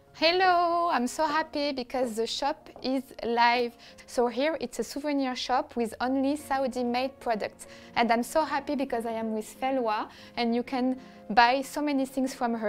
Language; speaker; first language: English; non-native, fluent; French